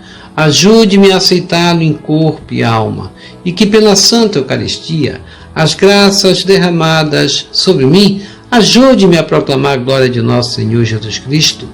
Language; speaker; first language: Portuguese; native; Portuguese